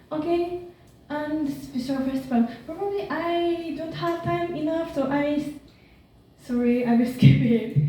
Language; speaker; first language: English; non-native, learner; Japanese